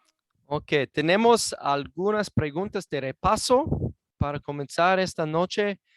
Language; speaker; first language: Spanish; non-native, fluent; English